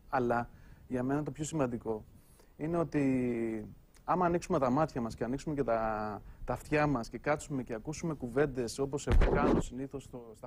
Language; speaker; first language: Greek; native; Greek